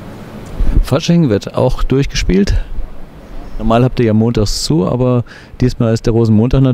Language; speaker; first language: German; native; German